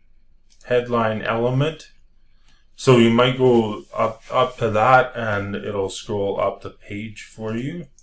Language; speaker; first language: English; native; English